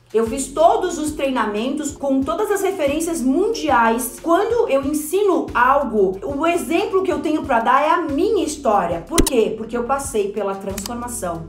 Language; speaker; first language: Portuguese; native; Portuguese